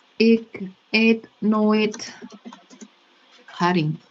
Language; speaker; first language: Dutch; non-native, learner; Indonesian